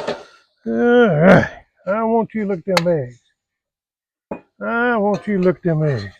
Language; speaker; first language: English; native; English